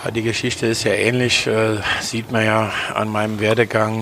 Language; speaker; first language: German; native; German